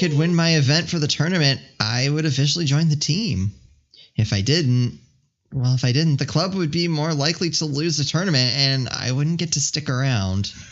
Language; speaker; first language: English; native; English